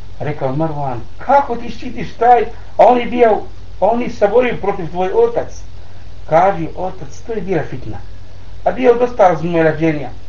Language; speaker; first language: Bosnian; non-native, learner; Arabic